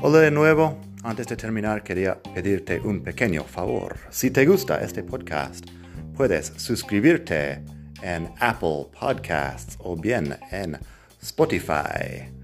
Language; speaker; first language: Spanish; non-native, fluent; English